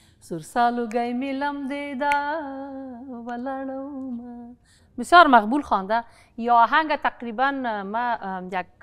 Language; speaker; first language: Persian; non-native, local second language; Pashto